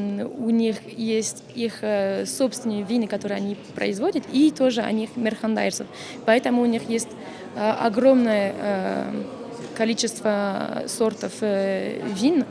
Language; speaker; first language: Russian; non-native, fluent; French